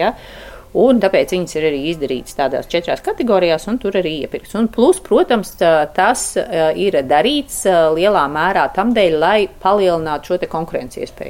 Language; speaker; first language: Latvian; native; Latvian